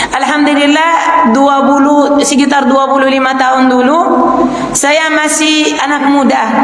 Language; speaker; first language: Indonesian; non-native, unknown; Arabic